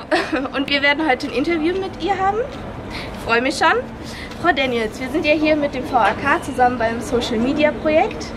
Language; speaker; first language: German; native; German